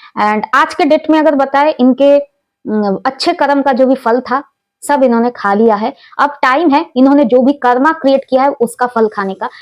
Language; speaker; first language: Hindi; non-native, local second language; Bangla